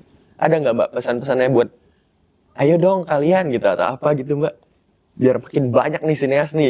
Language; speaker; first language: Indonesian; native; Indonesian